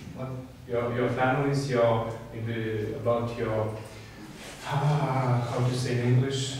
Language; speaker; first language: English; non-native, learner; Lithuanian